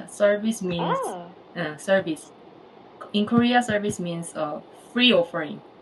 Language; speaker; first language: English; non-native, fluent; Korean